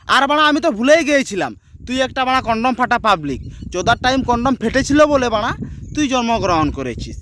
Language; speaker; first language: Bangla; non-native, local second language; Santali